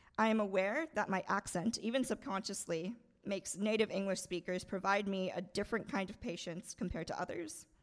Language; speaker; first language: English; non-native, local second language; Bangla